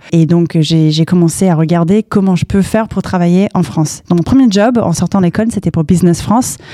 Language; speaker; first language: French; non-native, fluent; English